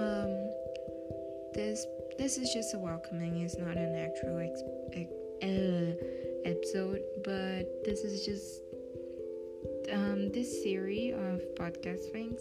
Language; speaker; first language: English; non-native, fluent; Portuguese